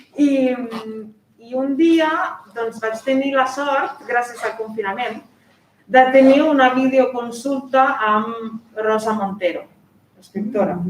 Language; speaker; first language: Catalan; non-native, fluent; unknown